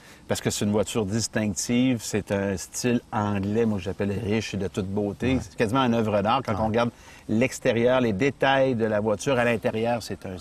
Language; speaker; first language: French; native; French